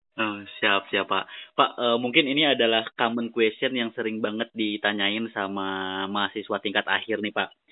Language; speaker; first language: Indonesian; native; Indonesian